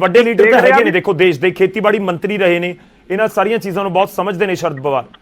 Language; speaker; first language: Punjabi; non-native, local second language; Hindi